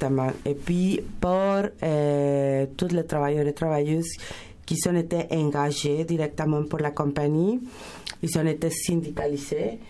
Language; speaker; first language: French; non-native, fluent; Spanish